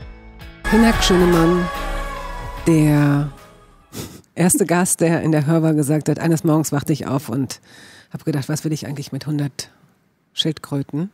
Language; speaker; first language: German; native; German